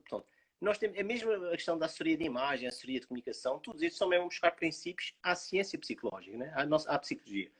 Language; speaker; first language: Portuguese; native; Portuguese